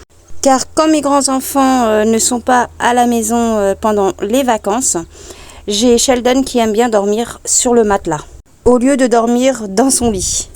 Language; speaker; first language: French; native; French